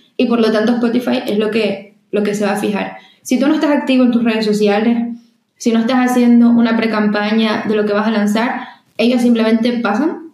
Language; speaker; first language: Spanish; native; Spanish